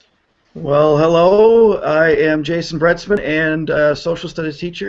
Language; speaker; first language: English; native; English